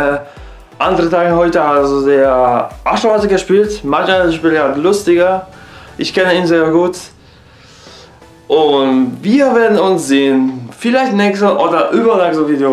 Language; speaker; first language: German; non-native, learner; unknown